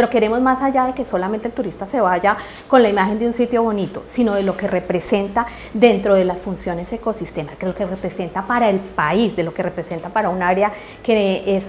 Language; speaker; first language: Spanish; native; Spanish